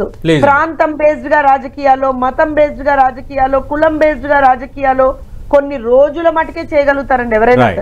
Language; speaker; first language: Telugu; native; Telugu